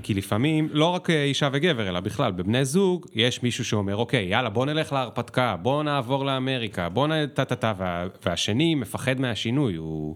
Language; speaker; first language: Hebrew; native; Hebrew